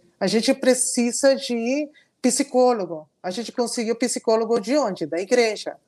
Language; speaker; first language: Portuguese; non-native, fluent; Spanish